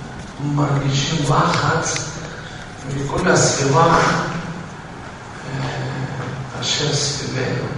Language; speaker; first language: Hebrew; non-native, fluent; Russian